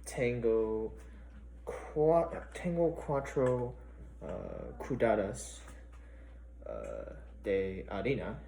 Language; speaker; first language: Spanish; non-native, learner; English